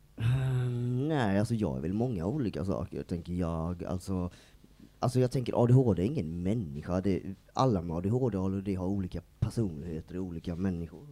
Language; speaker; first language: Swedish; native; Swedish